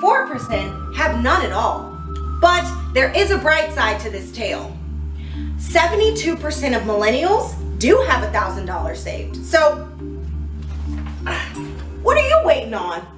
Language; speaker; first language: English; native; English